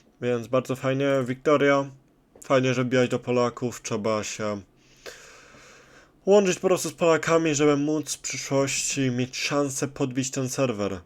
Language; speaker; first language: Polish; native; Polish